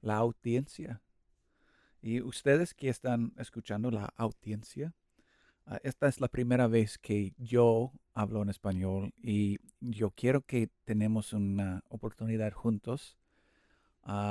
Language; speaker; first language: Spanish; non-native, learner; English